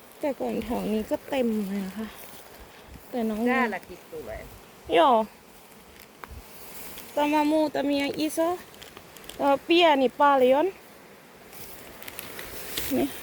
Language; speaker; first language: Finnish; non-native, learner; Thai